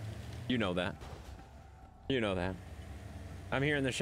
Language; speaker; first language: English; native; English